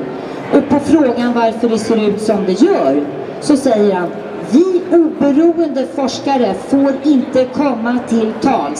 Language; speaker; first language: Swedish; native; Swedish